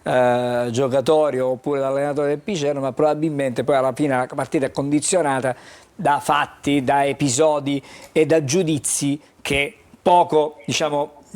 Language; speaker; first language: Italian; native; Italian